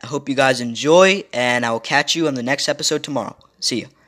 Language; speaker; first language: English; native; English